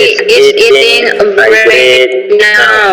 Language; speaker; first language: English; non-native, learner; Indonesian